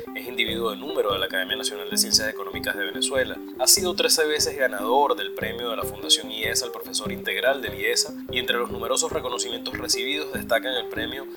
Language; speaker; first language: Spanish; native; Spanish